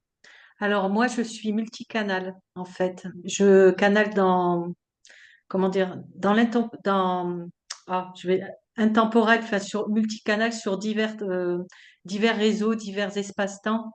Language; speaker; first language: French; native; French